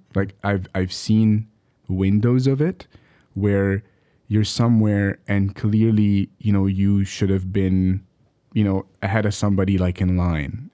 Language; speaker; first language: English; early bilingual, other home language; Arabic